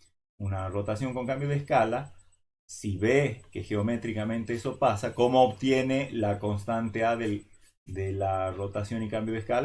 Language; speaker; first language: Spanish; native; Spanish